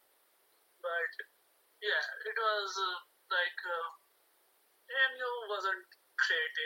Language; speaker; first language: English; non-native, local second language; Hindi